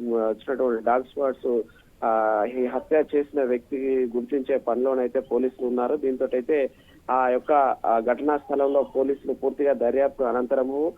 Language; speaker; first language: Telugu; native; Telugu